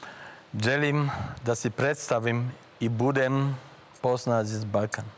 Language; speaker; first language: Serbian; non-native, learner; German